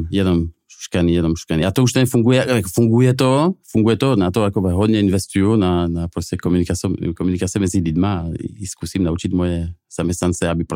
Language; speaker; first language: Czech; non-native, fluent; French